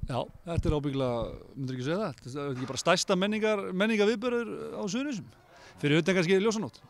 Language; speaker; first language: Icelandic; native; Icelandic